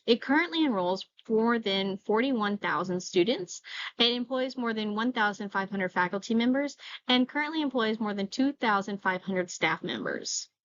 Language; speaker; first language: English; native; English